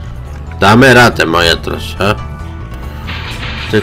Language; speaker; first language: Polish; non-native, learner; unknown